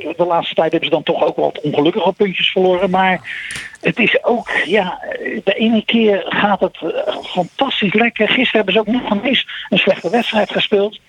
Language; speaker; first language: Dutch; native; Dutch